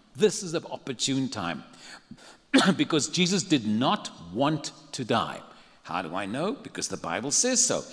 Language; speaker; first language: English; native; English